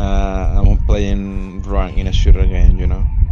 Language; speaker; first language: English; non-native, learner; Spanish